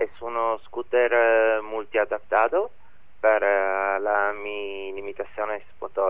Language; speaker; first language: Spanish; non-native, learner; Italian